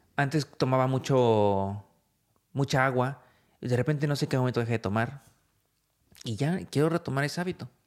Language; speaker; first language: Spanish; native; Spanish